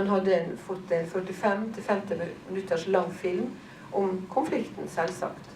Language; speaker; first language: Norwegian; native; Norwegian